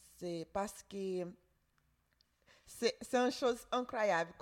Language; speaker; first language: French; non-native, learner; Portuguese